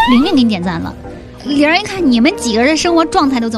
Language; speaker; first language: Chinese; native; Chinese